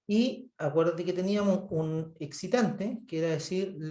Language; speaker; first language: Spanish; native; Spanish